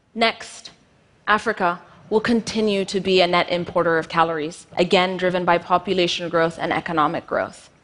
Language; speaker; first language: English; non-native, fluent; Amharic